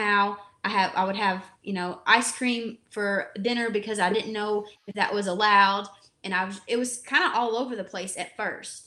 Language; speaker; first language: English; native; English